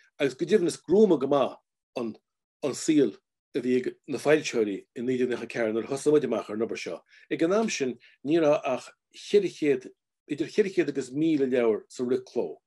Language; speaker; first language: Irish; native; Irish